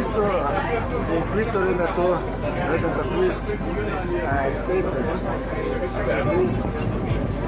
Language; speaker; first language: English; non-native, learner; Portuguese